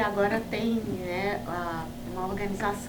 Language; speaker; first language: Portuguese; native; Portuguese